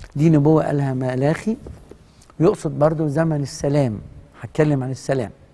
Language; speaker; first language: Egyptian Arabic; native; Egyptian Arabic